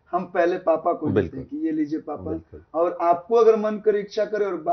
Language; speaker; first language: Hindi; native; Hindi